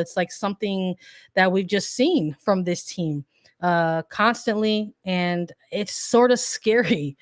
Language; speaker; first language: English; native; English